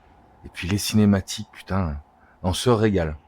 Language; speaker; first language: French; native; French